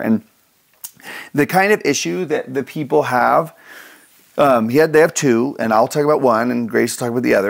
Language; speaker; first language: English; native; English